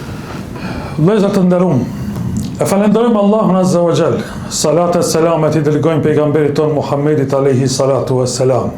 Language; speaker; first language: Albanian; native; Albanian